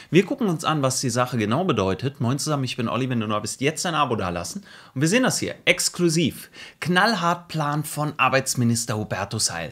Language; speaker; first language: German; native; German